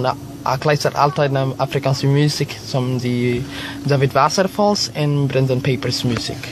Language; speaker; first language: Dutch; non-native, learner; Filipino